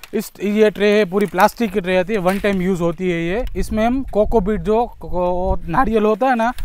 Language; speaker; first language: Hindi; non-native, local second language; Gujarati